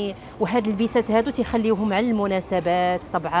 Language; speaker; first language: Arabic; native; Arabic